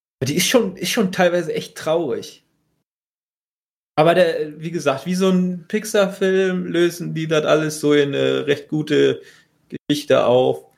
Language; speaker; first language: German; native; German